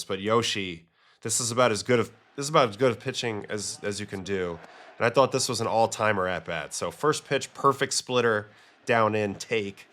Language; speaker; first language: English; native; English